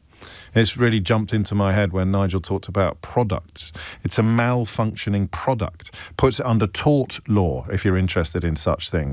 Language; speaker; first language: English; native; English